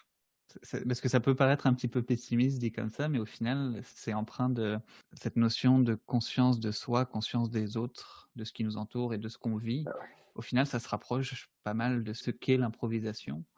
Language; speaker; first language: French; native; French